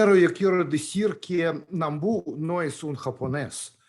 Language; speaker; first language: Spanish; non-native, fluent; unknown